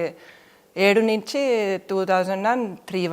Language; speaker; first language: Telugu; non-native, fluent; Finnish